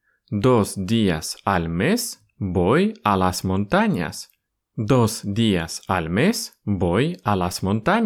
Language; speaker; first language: Spanish; non-native, fluent; Russian